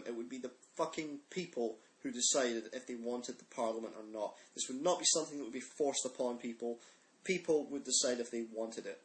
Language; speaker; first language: English; native; English